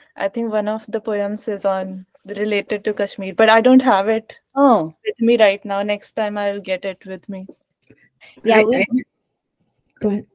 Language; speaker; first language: English; non-native, local second language; Hindi